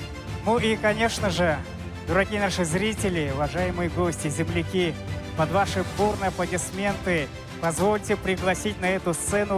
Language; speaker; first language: Russian; native; Russian